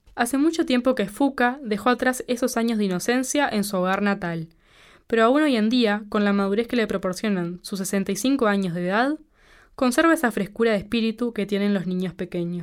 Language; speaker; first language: Spanish; native; Spanish